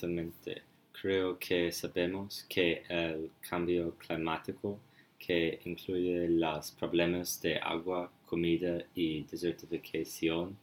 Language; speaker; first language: Spanish; non-native, learner; English